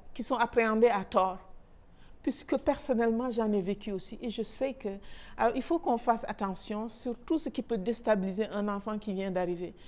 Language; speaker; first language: French; non-native, local second language; Wolof